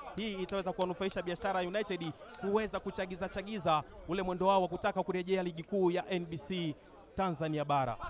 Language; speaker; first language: Swahili; native; Swahili